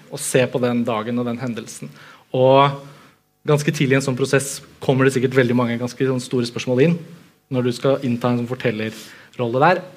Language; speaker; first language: Norwegian; native; Norwegian